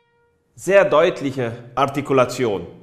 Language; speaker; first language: German; non-native, fluent; Hungarian